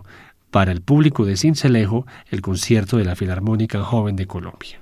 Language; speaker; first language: Spanish; native; Spanish